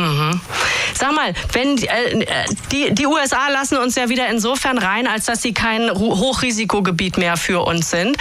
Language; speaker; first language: German; native; German